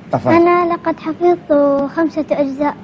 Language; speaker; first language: Arabic; non-native, learner; Indonesian